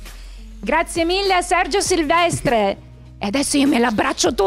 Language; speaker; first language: Italian; native; Italian